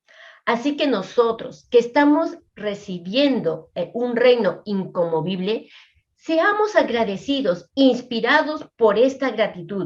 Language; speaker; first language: Spanish; native; Spanish